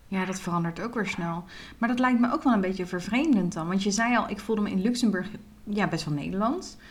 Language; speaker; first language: Dutch; native; Dutch